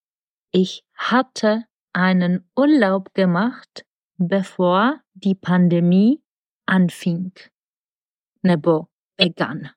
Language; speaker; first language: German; non-native, fluent; Czech